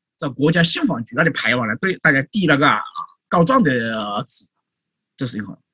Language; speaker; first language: Chinese; native; Chinese